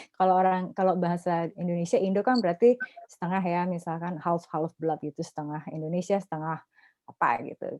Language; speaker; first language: Indonesian; native; Indonesian